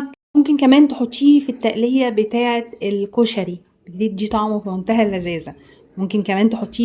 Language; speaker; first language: Arabic; native; Arabic